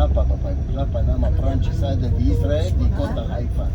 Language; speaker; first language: Indonesian; non-native, fluent; Hebrew